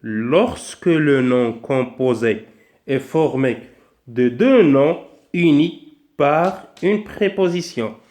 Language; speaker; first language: French; non-native, local second language; Arabic